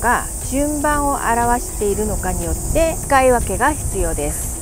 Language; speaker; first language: Japanese; non-native, fluent; Korean